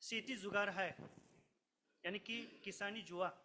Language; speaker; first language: Hindi; non-native, local second language; Marathi